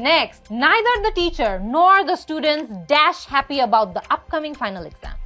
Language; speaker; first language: English; non-native, local second language; Bangla